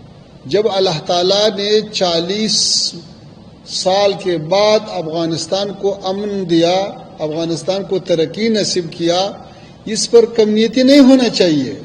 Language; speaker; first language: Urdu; non-native, fluent; Pashto